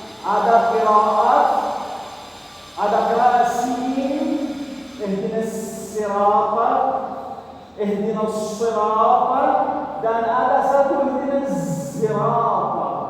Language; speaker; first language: Indonesian; non-native, learner; Arabic